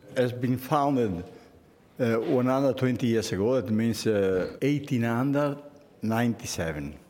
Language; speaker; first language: English; non-native, fluent; Italian